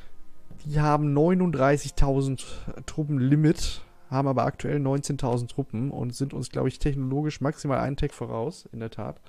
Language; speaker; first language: German; native; German